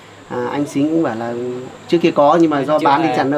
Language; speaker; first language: Vietnamese; native; Vietnamese